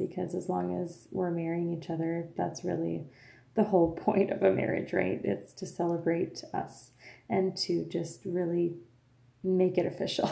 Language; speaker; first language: English; non-native, fluent; French